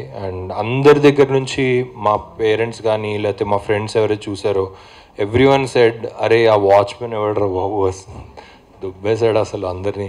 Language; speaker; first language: Telugu; native; Telugu